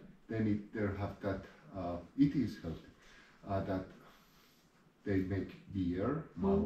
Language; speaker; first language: English; non-native, learner; Finnish